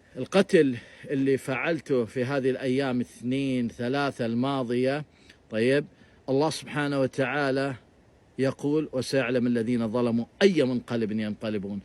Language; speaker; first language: Arabic; native; Arabic